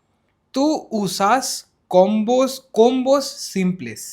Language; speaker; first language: Spanish; non-native, learner; Hindi